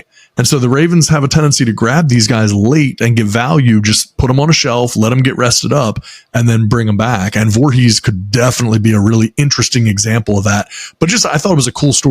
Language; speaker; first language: English; native; English